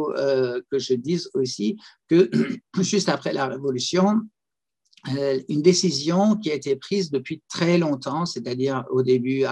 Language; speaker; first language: French; non-native, fluent; Persian